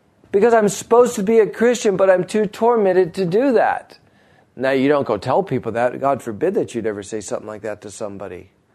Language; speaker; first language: English; native; English